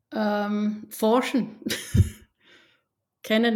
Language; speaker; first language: German; non-native, fluent; English